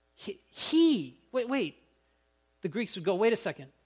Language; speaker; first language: English; native; English